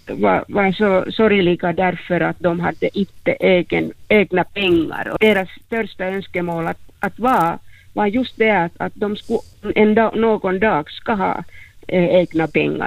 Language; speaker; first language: Swedish; non-native, local second language; Finnish